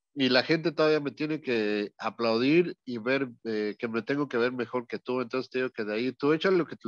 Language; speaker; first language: Spanish; native; Spanish